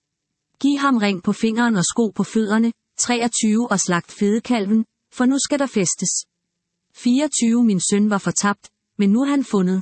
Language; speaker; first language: Danish; native; Danish